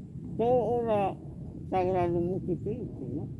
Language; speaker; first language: Spanish; non-native, local second language; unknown